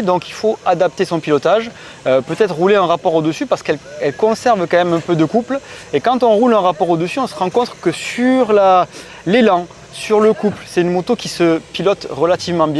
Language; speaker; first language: French; native; French